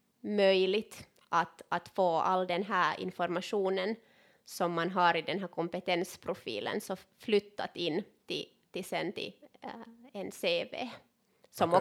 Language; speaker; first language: Swedish; non-native, local second language; Finnish